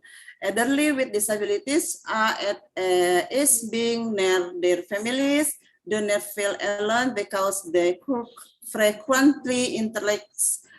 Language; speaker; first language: English; non-native, fluent; Indonesian